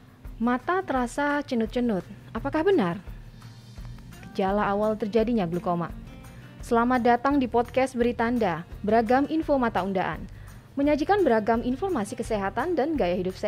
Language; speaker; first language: Indonesian; native; Indonesian